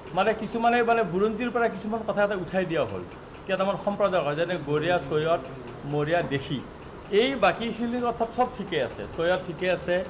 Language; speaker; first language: Assamese; native; Assamese